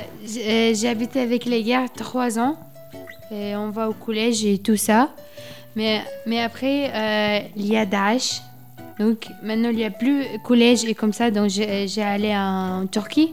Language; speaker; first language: French; non-native, learner; Arabic